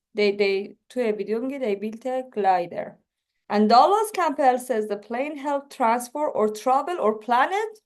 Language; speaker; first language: English; non-native, learner; Persian